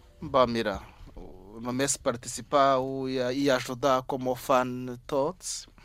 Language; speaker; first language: Catalan; non-native, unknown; Kinyarwanda